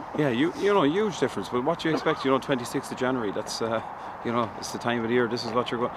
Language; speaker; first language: English; native; English